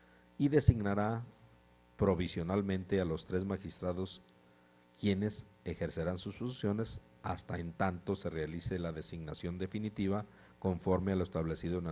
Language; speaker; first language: Spanish; native; Spanish